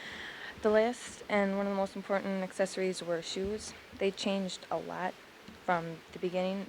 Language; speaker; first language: English; native; English